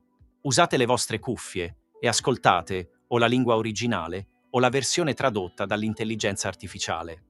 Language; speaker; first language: Italian; native; Italian